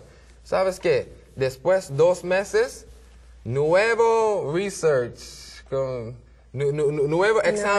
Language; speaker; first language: Spanish; non-native, learner; English